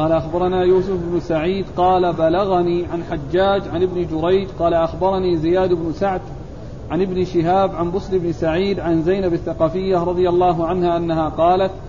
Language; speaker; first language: Arabic; native; Arabic